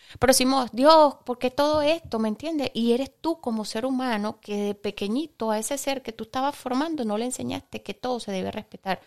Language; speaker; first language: Spanish; native; Spanish